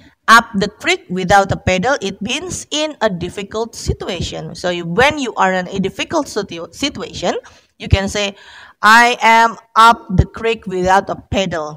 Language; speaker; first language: English; non-native, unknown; Indonesian